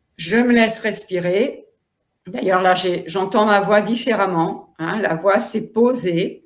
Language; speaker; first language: French; native; French